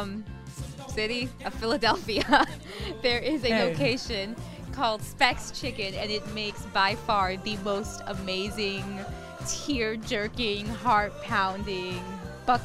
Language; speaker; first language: English; non-native, fluent; Spanish